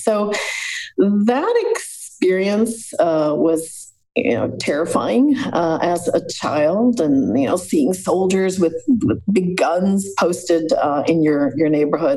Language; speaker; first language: English; native; English